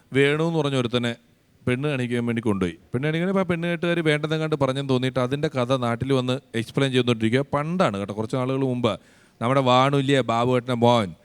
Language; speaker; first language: Malayalam; native; Malayalam